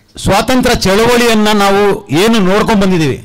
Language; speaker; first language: Hindi; non-native, local second language; Kannada